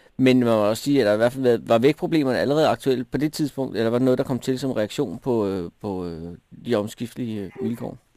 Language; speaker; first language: Danish; native; Danish